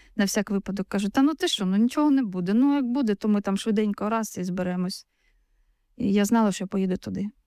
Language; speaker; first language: Ukrainian; non-native, local second language; Russian